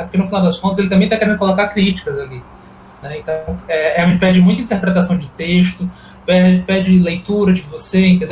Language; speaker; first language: Portuguese; native; Portuguese